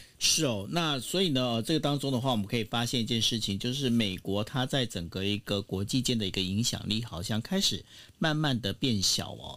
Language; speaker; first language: Chinese; native; Chinese